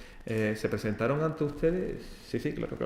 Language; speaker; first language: Spanish; native; Spanish